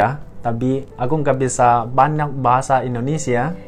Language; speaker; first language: Indonesian; non-native, learner; Chinese